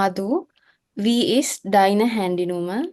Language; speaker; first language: German; non-native, learner; Sinhala